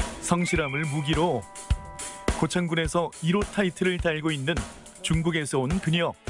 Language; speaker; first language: Korean; native; Korean